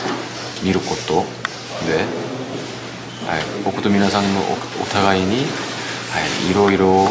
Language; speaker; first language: Japanese; non-native, fluent; Korean